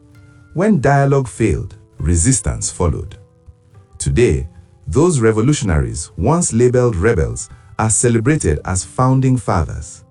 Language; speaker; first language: English; non-native, local second language; Igbo